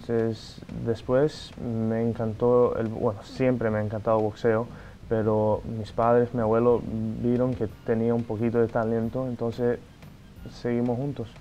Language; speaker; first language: Spanish; non-native, fluent; Portuguese